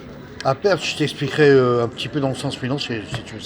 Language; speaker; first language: French; native; French